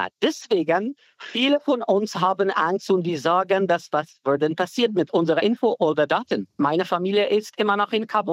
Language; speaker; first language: German; non-native, fluent; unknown